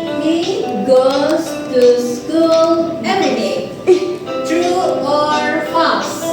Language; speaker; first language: English; non-native, learner; Indonesian